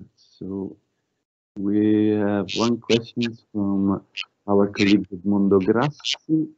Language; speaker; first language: English; non-native, fluent; Italian